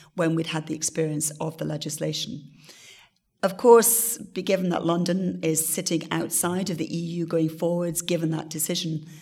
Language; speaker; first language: English; native; English